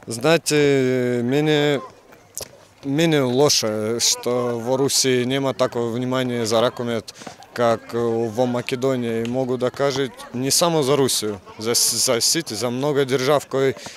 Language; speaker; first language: Macedonian; non-native, learner; Russian